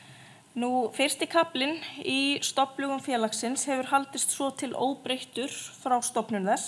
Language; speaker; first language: Icelandic; native; Icelandic